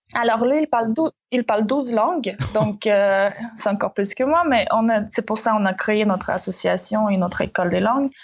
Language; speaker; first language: French; non-native, fluent; Russian